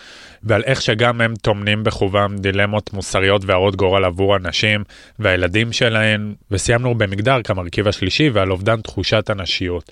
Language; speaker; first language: Hebrew; native; Hebrew